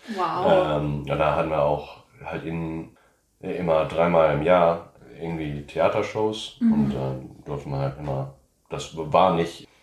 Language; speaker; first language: German; early bilingual, heritage; English